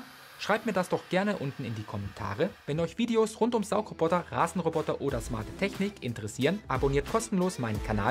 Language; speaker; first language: German; native; German